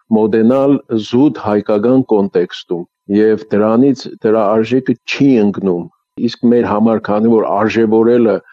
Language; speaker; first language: Armenian; early bilingual, heritage; Armenian